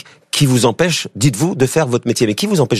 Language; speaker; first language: French; native; French